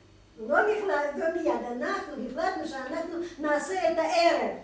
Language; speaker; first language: Hebrew; non-native, fluent; Russian